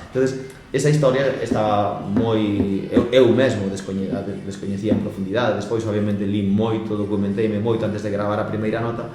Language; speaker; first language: Galician; native; Galician